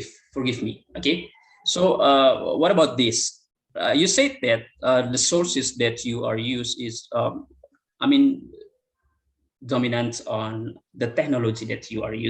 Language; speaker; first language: English; non-native, fluent; Indonesian